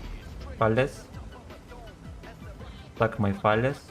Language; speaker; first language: Russian; native; Russian